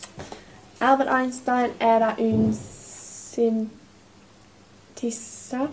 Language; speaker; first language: Spanish; non-native, learner; English